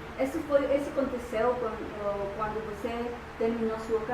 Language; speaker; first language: Portuguese; non-native, fluent; Spanish